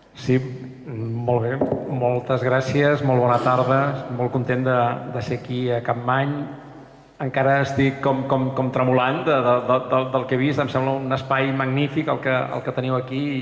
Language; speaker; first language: Catalan; native; Catalan